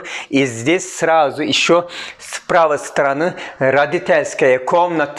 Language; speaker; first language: Russian; non-native, fluent; Turkish